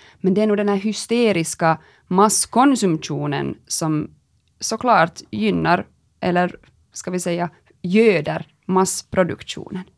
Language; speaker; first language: Swedish; native; Swedish